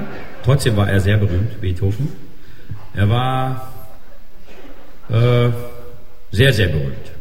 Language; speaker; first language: German; native; German